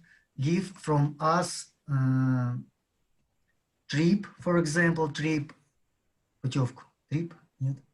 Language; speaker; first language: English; non-native, learner; Russian